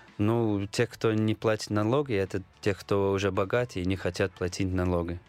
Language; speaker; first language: Russian; non-native, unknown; English